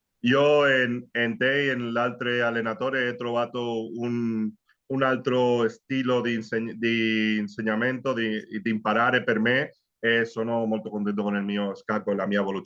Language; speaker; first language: Italian; non-native, learner; Spanish